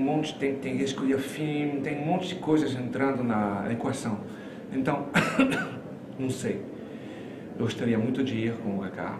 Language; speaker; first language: Portuguese; non-native, fluent; French